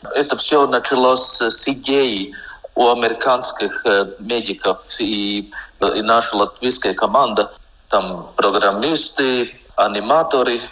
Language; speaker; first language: Russian; non-native, local second language; Latvian